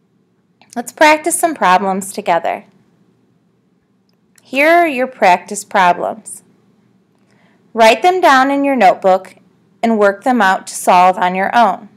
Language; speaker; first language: English; native; English